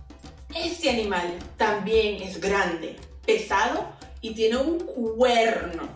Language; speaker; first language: Spanish; non-native, fluent; English